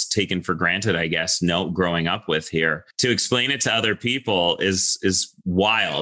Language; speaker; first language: English; native; English